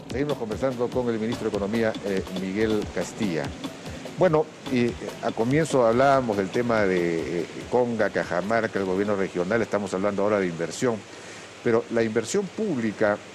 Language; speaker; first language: Spanish; native; Spanish